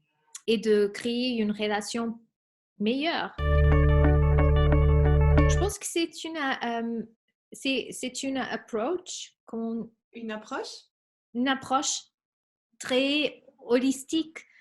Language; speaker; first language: French; non-native, fluent; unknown